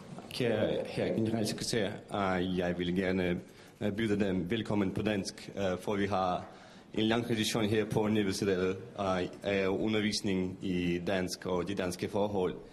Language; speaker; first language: Danish; non-native, fluent; Russian